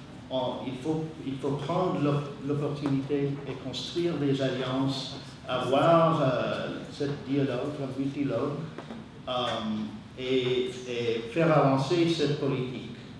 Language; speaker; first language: French; non-native, fluent; English